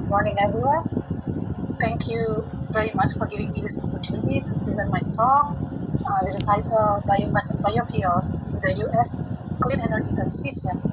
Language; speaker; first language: English; non-native, fluent; Indonesian